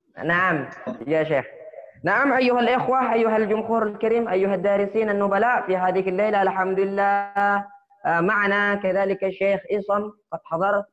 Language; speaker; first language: Arabic; non-native, fluent; Indonesian